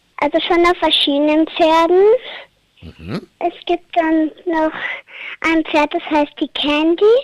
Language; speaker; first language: German; native; German